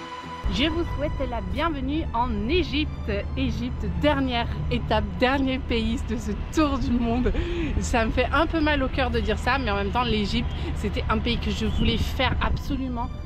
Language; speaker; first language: French; native; French